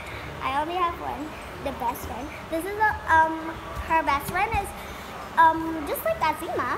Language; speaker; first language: English; early bilingual, other home language; Indonesian